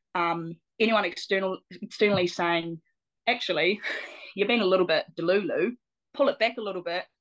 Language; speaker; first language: English; native; English